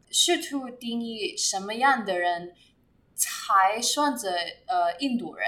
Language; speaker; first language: Chinese; non-native, learner; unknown